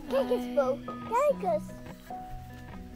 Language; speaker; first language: Dutch; early bilingual, heritage; Dutch